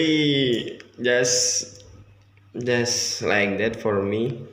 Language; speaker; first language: English; non-native, learner; Indonesian